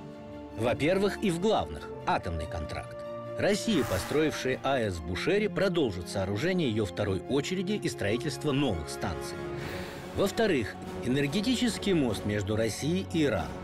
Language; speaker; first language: Russian; native; Russian